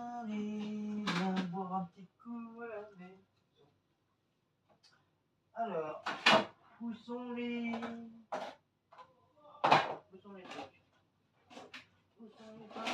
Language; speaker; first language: French; native; French